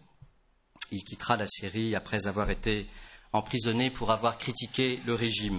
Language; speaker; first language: French; native; French